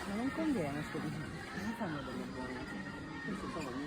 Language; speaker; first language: Italian; native; Italian